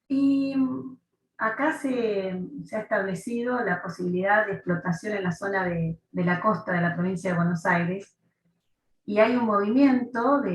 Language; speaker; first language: Spanish; native; Spanish